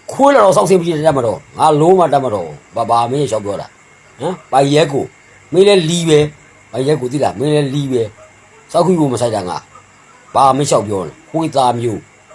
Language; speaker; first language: Burmese; native; Burmese